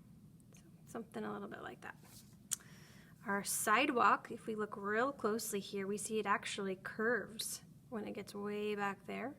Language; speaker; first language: English; native; English